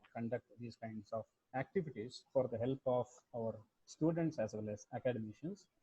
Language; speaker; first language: English; non-native, local second language; Kannada